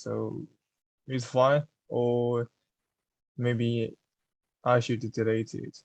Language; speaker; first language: English; non-native, learner; Chinese